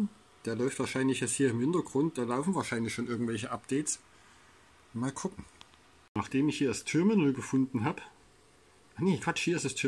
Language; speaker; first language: German; native; German